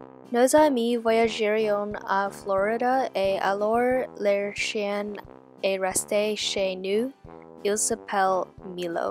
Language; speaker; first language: French; non-native, learner; English